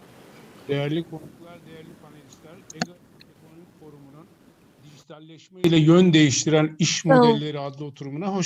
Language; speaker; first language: Turkish; native; Turkish